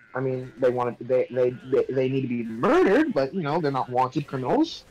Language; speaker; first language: English; native; English